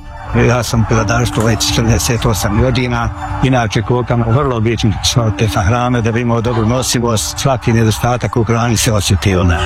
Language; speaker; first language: Serbian; native; Serbian